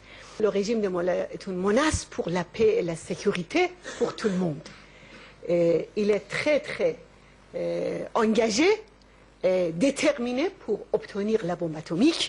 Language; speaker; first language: French; non-native, local second language; Persian